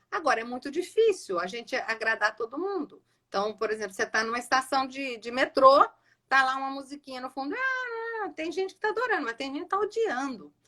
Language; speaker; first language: Portuguese; native; Portuguese